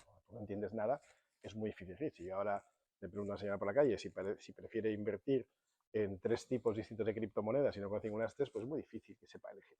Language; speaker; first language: Spanish; native; Spanish